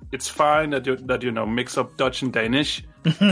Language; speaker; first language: English; non-native, fluent; Danish